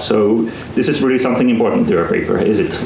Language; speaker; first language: English; non-native, fluent; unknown